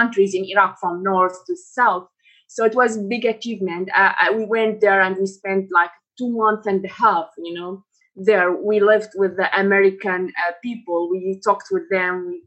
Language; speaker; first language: English; non-native, fluent; Arabic